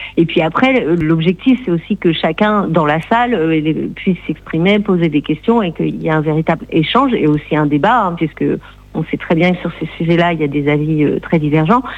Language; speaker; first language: French; native; French